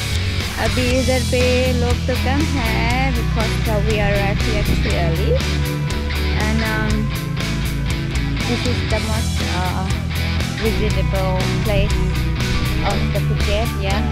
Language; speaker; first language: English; non-native, learner; Hindi